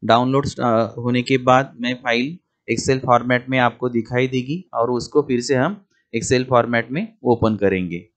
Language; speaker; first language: Hindi; non-native, local second language; Marathi